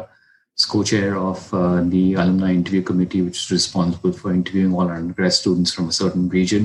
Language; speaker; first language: English; non-native, local second language; Hindi